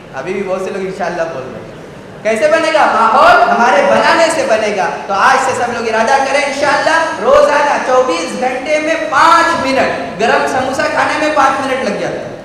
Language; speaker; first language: Urdu; native; Urdu